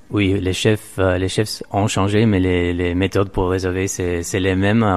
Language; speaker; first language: French; non-native, fluent; Spanish